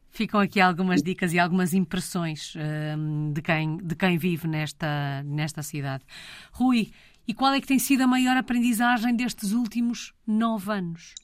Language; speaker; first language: Portuguese; native; Portuguese